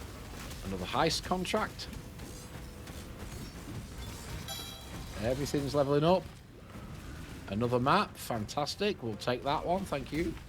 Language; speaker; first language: English; native; English